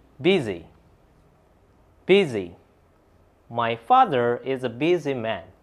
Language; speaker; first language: English; non-native, fluent; Indonesian